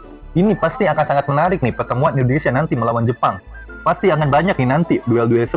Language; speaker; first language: Indonesian; native; Indonesian